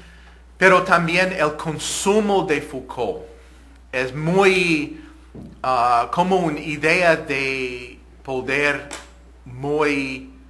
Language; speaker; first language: Spanish; non-native, fluent; English